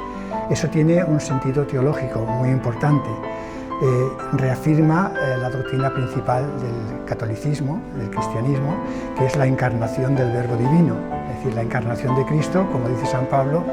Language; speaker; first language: Spanish; native; Spanish